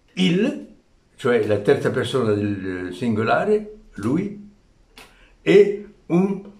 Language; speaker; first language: Italian; early bilingual, heritage; Italian